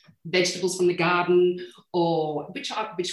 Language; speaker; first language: English; native; English